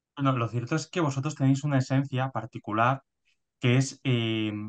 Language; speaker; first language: Spanish; native; Spanish